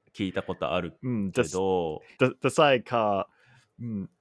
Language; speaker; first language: Japanese; non-native, learner; English